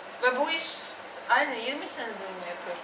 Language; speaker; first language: Turkish; non-native, learner; Russian